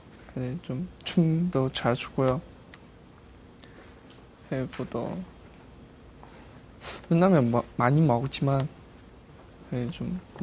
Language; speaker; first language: Korean; non-native, learner; Chinese